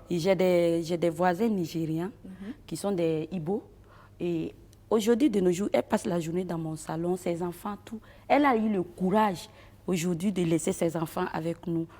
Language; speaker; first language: French; non-native, local second language; Fula